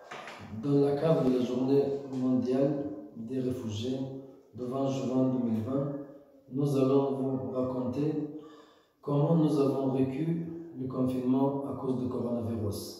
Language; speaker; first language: French; non-native, learner; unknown